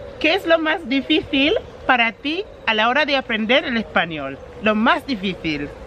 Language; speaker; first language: Spanish; non-native, fluent; English